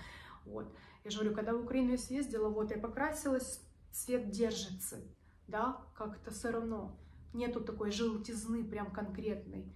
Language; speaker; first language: Russian; native; Russian